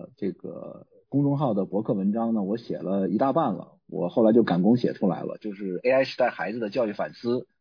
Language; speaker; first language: Chinese; native; Chinese